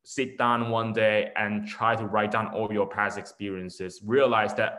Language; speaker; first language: English; non-native, local second language; Cantonese